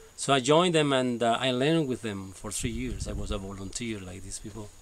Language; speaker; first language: English; non-native, fluent; Spanish